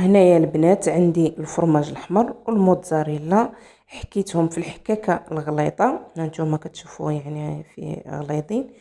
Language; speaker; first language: Arabic; native; Arabic